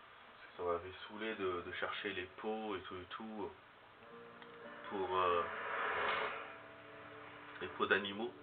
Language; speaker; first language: French; native; French